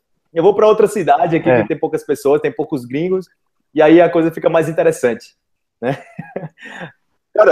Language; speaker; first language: Portuguese; native; Portuguese